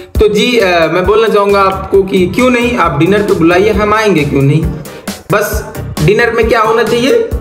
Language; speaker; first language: Hindi; native; Hindi